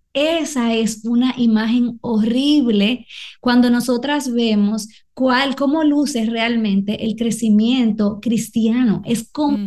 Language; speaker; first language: Spanish; native; Spanish